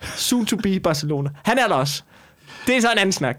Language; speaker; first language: Danish; native; Danish